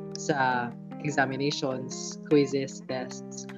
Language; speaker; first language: Filipino; native; Filipino